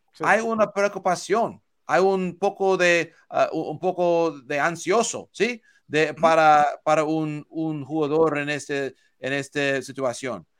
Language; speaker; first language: Spanish; non-native, learner; English